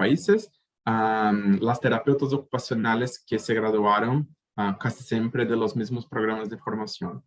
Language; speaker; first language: Spanish; native; Spanish